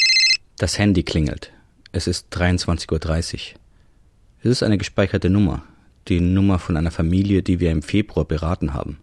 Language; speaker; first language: German; native; German